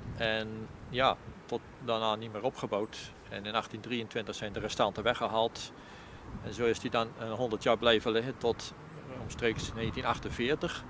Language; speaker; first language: Dutch; native; Dutch